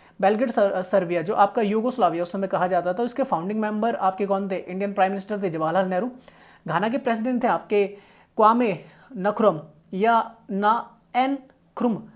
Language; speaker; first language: Hindi; native; Hindi